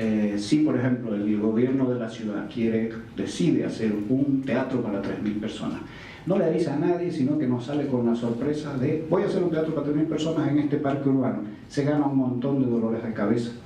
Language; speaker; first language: Spanish; native; Spanish